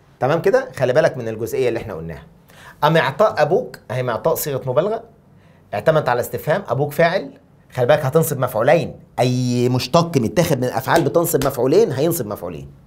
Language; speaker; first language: Arabic; native; Arabic